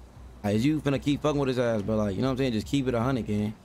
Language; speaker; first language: English; native; English